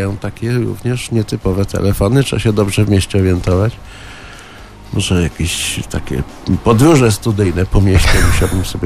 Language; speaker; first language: Polish; native; Polish